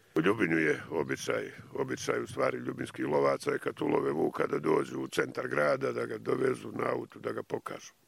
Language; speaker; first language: Croatian; native; Croatian